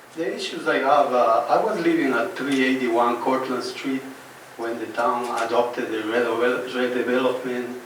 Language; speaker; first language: English; non-native, fluent; Spanish